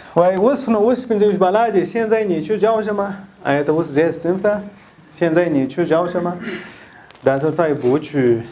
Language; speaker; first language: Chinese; non-native, fluent; Pashto